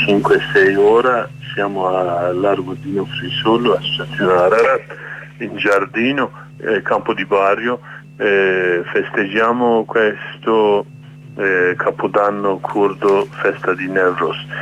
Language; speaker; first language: Italian; non-native, learner; Kurdish